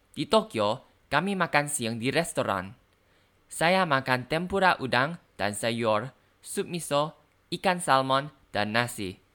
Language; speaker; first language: Indonesian; non-native, learner; Thai